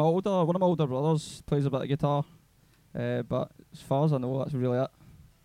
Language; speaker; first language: English; native; English